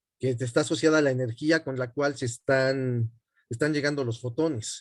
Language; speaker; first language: Spanish; native; Spanish